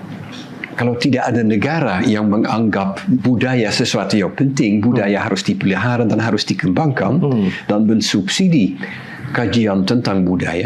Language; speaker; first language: Indonesian; non-native, fluent; Dutch